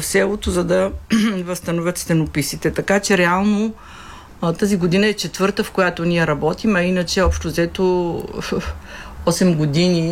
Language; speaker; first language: Bulgarian; native; Bulgarian